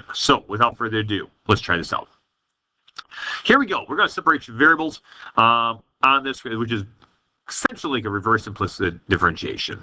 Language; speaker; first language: English; native; English